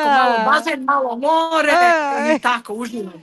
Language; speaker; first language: Bosnian; native; Bosnian